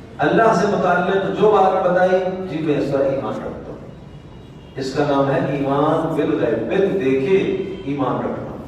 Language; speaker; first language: Urdu; native; Urdu